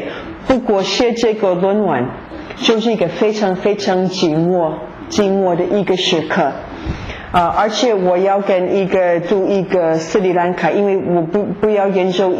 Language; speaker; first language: Chinese; non-native, fluent; English